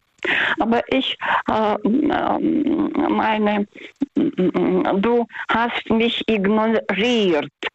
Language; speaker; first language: German; non-native, fluent; Russian